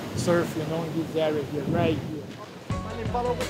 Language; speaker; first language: English; non-native, fluent; Portuguese